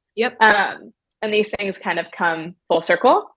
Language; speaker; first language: English; native; English